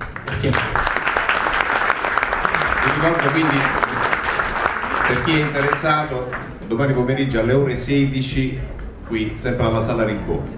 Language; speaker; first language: Italian; native; Italian